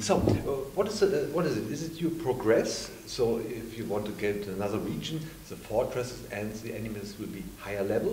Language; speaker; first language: English; non-native, learner; German